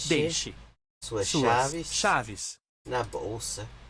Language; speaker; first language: Portuguese; non-native, fluent; English